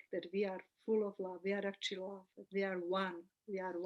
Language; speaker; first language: English; non-native, fluent; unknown